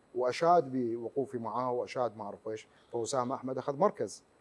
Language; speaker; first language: Arabic; native; Arabic